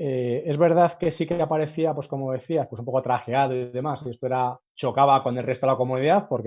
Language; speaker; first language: Spanish; native; Spanish